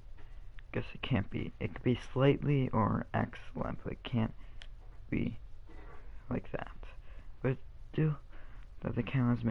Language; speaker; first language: English; native; English